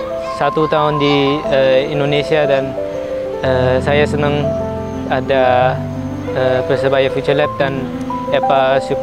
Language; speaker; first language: Indonesian; early bilingual, heritage; Indonesian